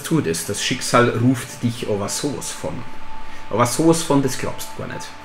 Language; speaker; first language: German; native; German